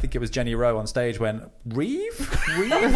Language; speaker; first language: English; native; English